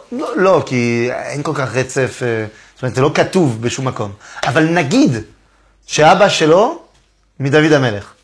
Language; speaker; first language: Hebrew; non-native, fluent; French